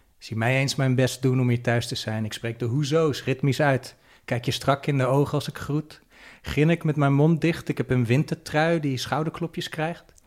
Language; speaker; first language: Dutch; native; Dutch